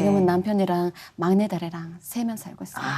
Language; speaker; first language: Korean; non-native, fluent; Mongolian